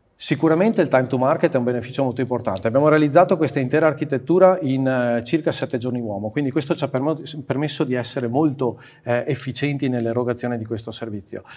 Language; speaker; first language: Italian; native; Italian